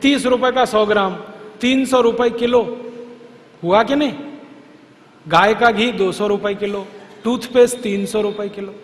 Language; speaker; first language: Hindi; native; Hindi